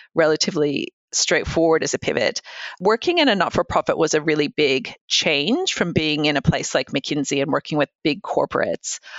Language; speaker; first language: English; native; English